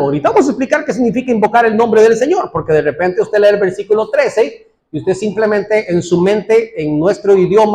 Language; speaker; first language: Spanish; native; Spanish